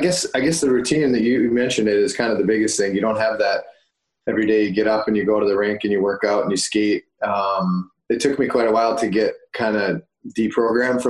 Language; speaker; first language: English; native; English